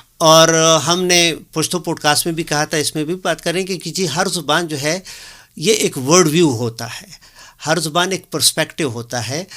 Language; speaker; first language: Urdu; non-native, local second language; Pashto